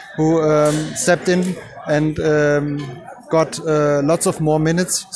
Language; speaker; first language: English; non-native, fluent; German